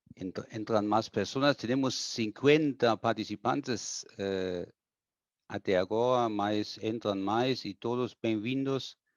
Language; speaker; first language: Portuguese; non-native, fluent; German